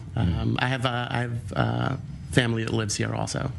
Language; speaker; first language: English; native; English